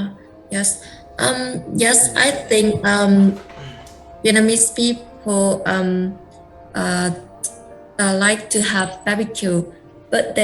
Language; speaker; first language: English; non-native, learner; Vietnamese